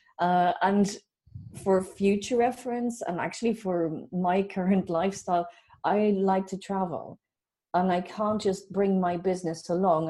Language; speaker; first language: English; native; English